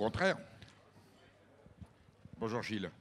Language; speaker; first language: French; native; French